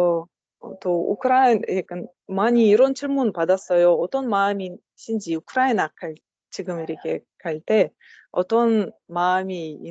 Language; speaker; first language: Korean; non-native, learner; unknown